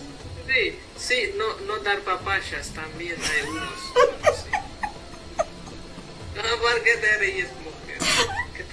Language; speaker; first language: Spanish; non-native, fluent; Hindi